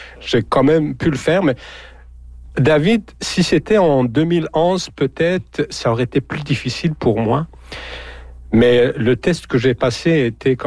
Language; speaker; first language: French; non-native, local second language; Arabic